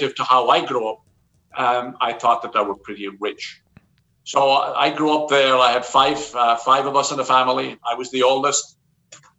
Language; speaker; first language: English; native; English